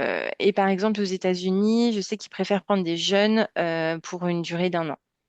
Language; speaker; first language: French; native; French